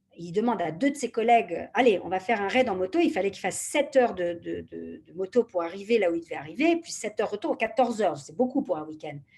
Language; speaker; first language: French; native; French